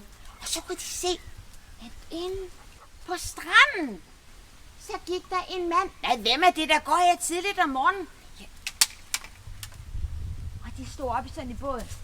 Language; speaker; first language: Danish; native; Danish